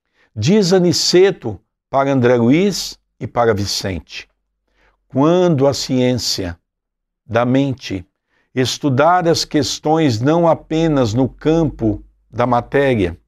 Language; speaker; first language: Portuguese; native; Portuguese